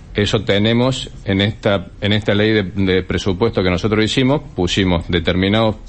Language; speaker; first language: Spanish; native; Spanish